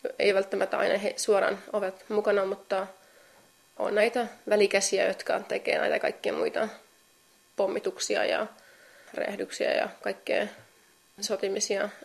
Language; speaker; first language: Finnish; non-native, fluent; Kurdish